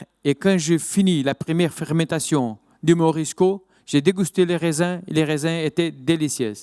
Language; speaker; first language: French; non-native, fluent; Portuguese